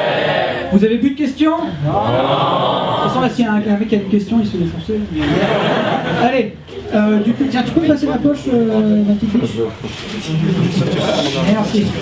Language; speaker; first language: French; native; French